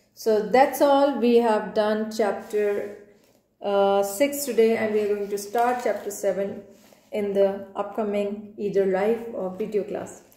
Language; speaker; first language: English; non-native, local second language; Punjabi